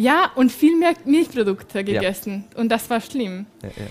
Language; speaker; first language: German; non-native, fluent; Hungarian